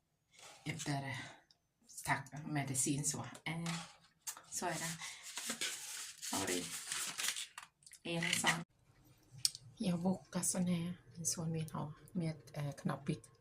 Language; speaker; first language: Swedish; non-native, learner; Thai